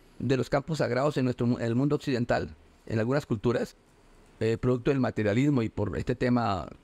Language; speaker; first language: Spanish; native; Spanish